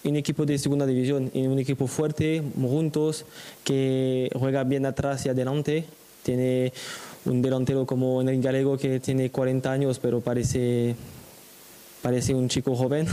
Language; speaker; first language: Spanish; non-native, fluent; French